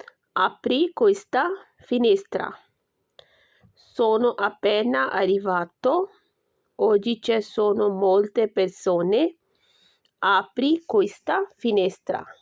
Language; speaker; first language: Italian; non-native, learner; Urdu